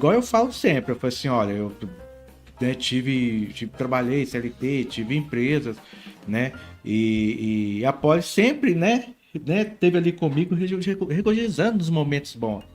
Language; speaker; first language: Portuguese; native; Portuguese